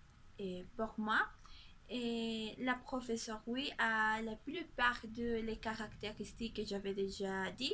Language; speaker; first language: French; non-native, learner; Spanish